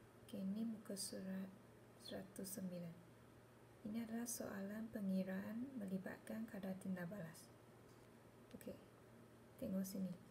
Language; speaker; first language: Malay; non-native, local second language; Chinese